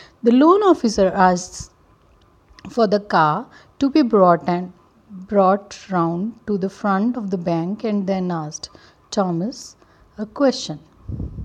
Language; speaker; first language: English; non-native, local second language; Punjabi